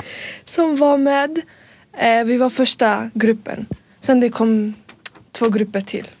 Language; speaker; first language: Swedish; early bilingual, other home language; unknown